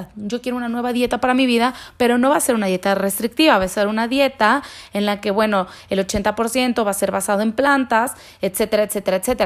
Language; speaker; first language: Spanish; native; Spanish